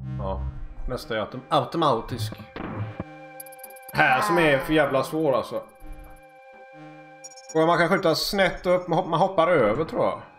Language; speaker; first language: Swedish; native; Swedish